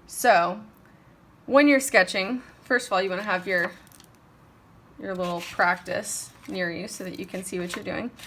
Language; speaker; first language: English; native; English